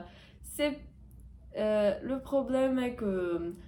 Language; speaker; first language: French; non-native, learner; Portuguese